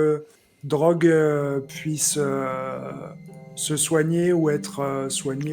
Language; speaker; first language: French; native; French